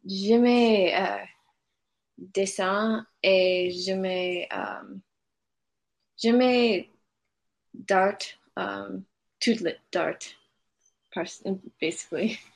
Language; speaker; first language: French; non-native, learner; English